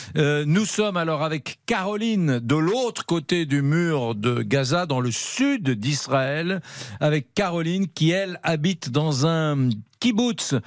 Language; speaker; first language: French; native; French